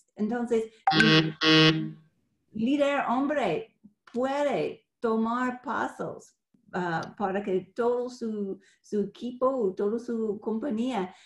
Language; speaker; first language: Spanish; non-native, fluent; English